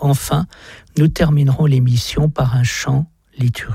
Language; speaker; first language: French; native; French